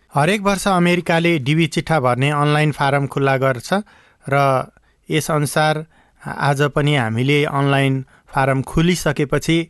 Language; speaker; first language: Nepali; native; Nepali